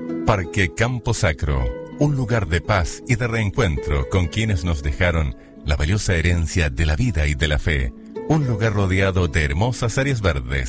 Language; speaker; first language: Spanish; native; Spanish